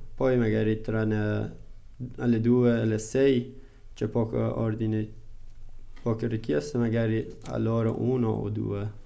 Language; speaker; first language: Italian; non-native, fluent; Persian